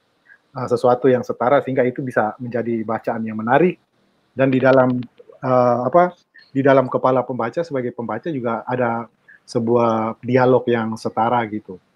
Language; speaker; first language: Indonesian; native; Indonesian